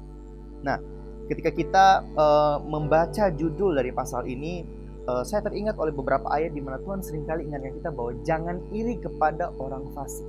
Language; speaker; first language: Indonesian; native; Indonesian